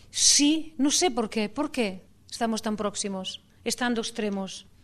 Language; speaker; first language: Spanish; non-native, local second language; Catalan